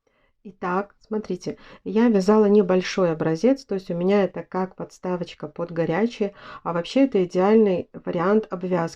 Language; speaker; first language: Russian; native; Russian